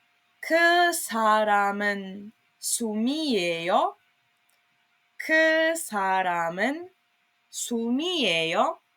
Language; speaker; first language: Korean; non-native, fluent; Serbian